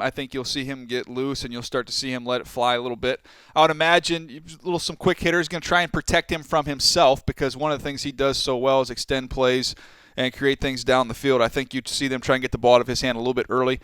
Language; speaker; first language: English; native; English